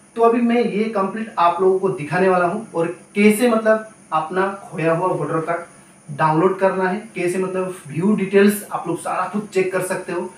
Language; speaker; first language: Hindi; non-native, local second language; Nepali